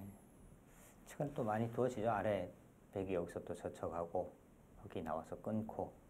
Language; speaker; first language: Korean; native; Korean